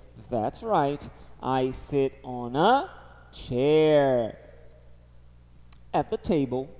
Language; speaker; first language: English; non-native, fluent; Portuguese